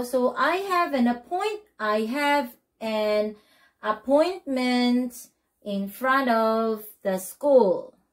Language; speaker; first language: English; non-native, local second language; Filipino